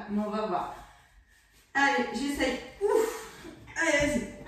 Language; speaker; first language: French; native; French